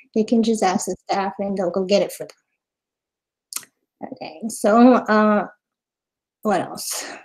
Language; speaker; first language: English; native; English